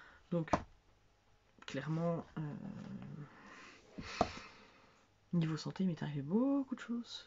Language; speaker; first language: French; native; French